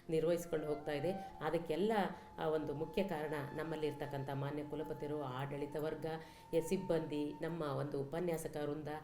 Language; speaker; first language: Kannada; native; Kannada